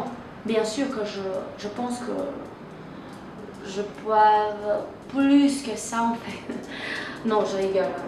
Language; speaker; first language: French; non-native, fluent; Portuguese